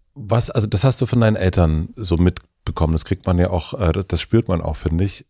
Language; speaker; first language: German; native; German